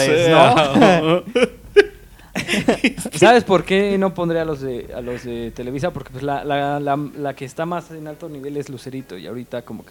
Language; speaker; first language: Spanish; native; Spanish